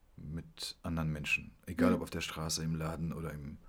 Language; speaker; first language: German; early bilingual, other home language; Polish